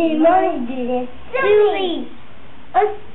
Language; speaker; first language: French; non-native, learner; English